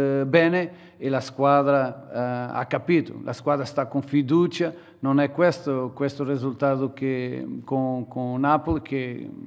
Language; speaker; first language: Italian; non-native, learner; Portuguese